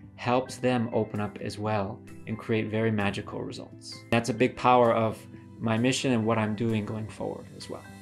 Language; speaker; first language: English; native; English